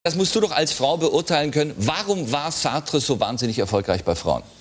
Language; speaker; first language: German; native; German